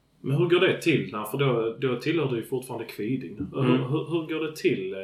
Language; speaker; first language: Swedish; native; Swedish